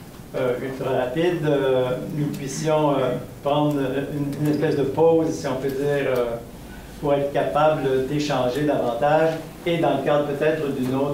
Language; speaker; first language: French; native; French